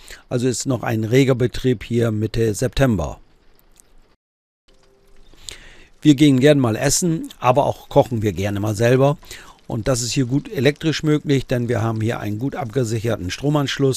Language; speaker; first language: German; native; German